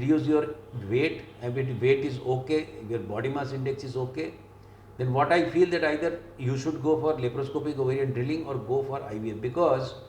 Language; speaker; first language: English; non-native, local second language; Hindi